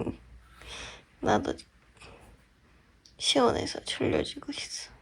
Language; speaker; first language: Korean; non-native, fluent; Japanese